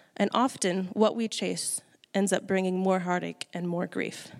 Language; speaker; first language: English; native; English